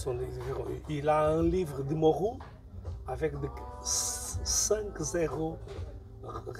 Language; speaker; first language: French; non-native, learner; Portuguese